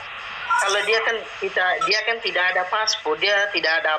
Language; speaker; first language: Indonesian; non-native, learner; Rohingya